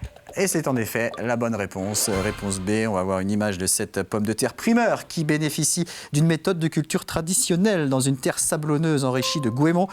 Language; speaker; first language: French; native; French